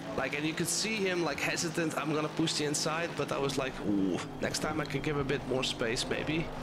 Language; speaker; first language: English; non-native, fluent; Dutch